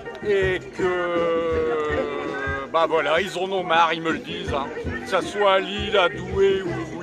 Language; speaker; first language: French; native; French